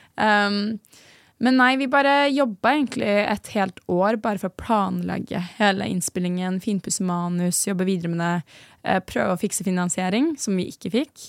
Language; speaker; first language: Norwegian; native; Norwegian